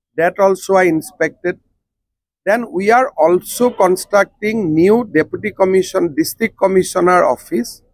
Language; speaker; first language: English; non-native, local second language; Assamese